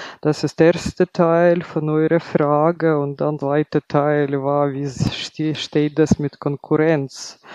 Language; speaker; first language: German; non-native, fluent; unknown